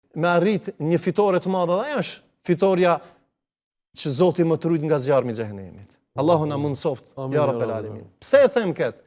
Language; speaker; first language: Albanian; native; Albanian